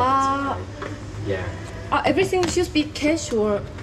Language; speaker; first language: English; non-native, learner; Korean